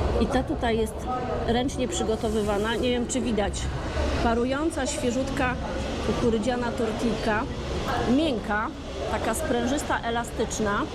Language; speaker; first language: Polish; native; Polish